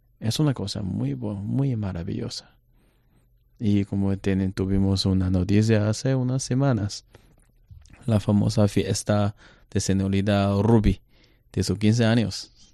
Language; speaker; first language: Spanish; non-native, learner; Chinese